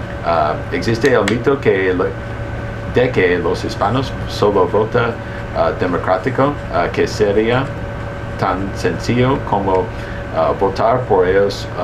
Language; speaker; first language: Spanish; early bilingual, heritage; Spanish